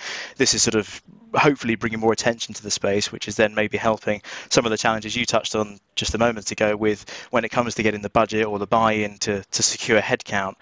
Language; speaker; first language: English; native; English